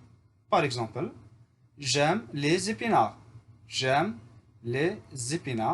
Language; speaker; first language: French; non-native, fluent; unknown